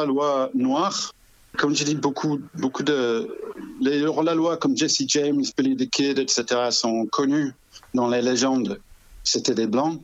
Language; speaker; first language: French; non-native, fluent; English